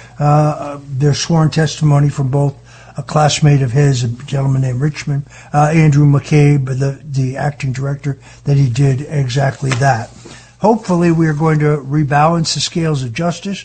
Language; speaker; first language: English; native; English